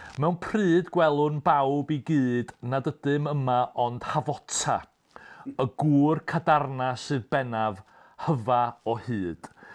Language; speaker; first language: Welsh; native; Welsh